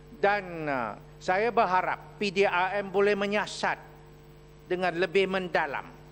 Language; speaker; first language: Malay; non-native, local second language; Chinese